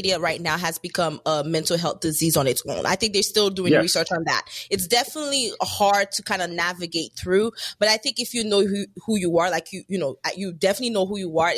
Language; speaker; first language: English; non-native, fluent; French